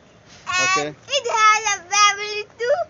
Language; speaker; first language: English; non-native, learner; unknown